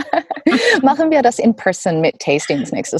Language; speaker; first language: German; non-native, learner; English